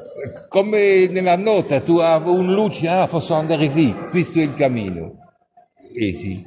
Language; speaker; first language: Italian; non-native, fluent; French